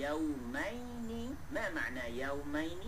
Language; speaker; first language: Arabic; non-native, fluent; Malay